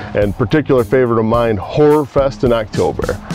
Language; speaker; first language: English; native; English